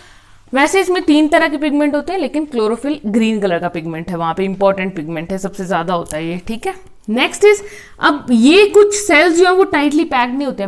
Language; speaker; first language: Hindi; native; Hindi